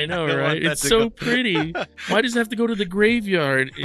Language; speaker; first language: English; native; English